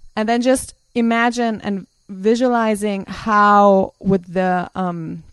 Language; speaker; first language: English; non-native, fluent; German